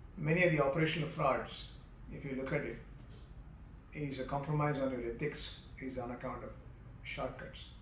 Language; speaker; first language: English; non-native, local second language; Tamil